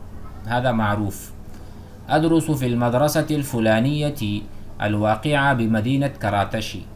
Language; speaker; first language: Arabic; non-native, fluent; Urdu